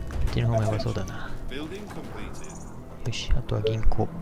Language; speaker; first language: Japanese; native; Japanese